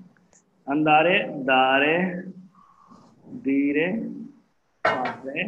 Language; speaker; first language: Italian; non-native, learner; Hindi